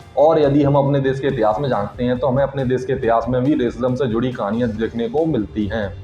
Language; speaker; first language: Hindi; native; Hindi